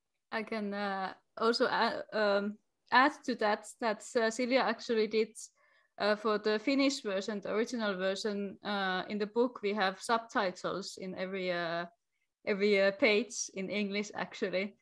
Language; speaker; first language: English; non-native, fluent; Finnish